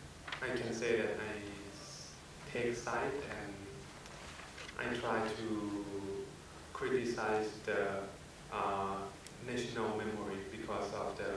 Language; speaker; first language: English; non-native, fluent; Thai